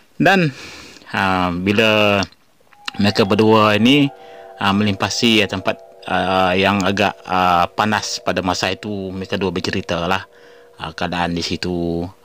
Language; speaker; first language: Malay; non-native, local second language; Iban